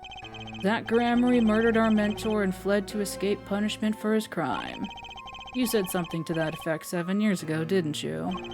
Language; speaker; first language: English; native; English